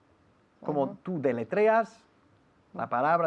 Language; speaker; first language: Spanish; non-native, fluent; English